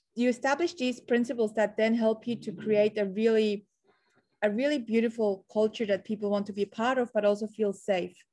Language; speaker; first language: English; non-native, fluent; Swiss German